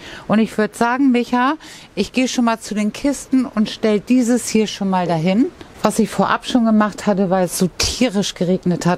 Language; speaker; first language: German; native; German